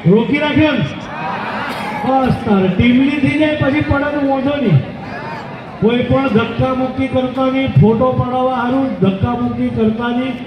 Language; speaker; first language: Gujarati; native; Gujarati